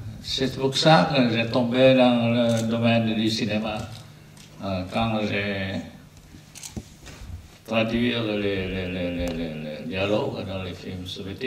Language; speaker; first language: French; non-native, learner; Vietnamese